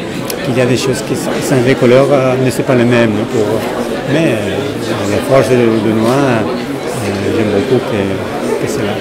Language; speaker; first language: French; non-native, fluent; Spanish